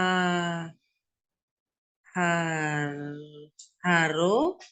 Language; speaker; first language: Korean; non-native, learner; Indonesian